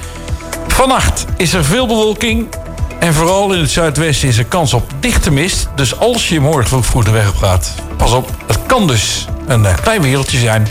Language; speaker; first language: Dutch; native; Dutch